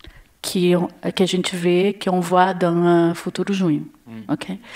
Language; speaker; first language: French; non-native, learner; Portuguese